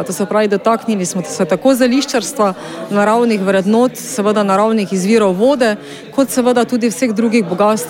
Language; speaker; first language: Slovenian; native; Slovenian